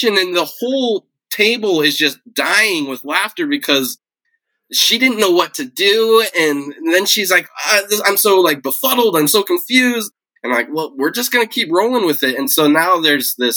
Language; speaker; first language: English; native; English